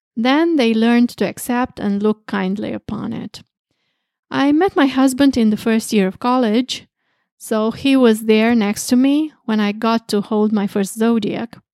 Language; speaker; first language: English; non-native, fluent; Romanian